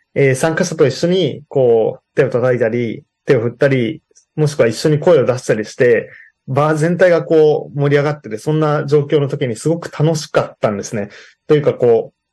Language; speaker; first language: Japanese; native; Japanese